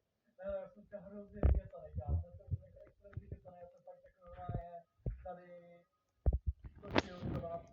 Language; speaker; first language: Czech; native; Czech